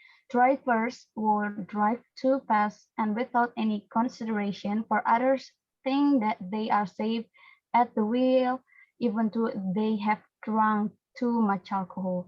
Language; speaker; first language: English; non-native, learner; Indonesian